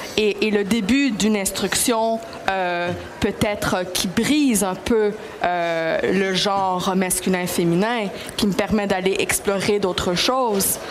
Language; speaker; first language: French; early bilingual, other home language; Greek